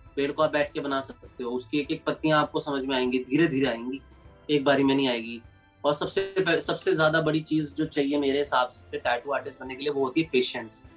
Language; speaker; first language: Hindi; native; Hindi